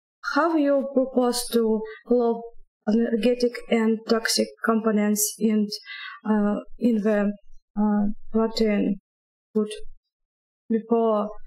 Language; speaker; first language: English; non-native, learner; Russian